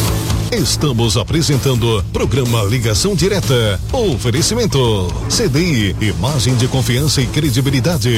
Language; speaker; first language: Portuguese; native; Portuguese